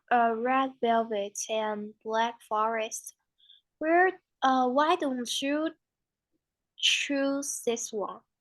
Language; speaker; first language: English; non-native, learner; Chinese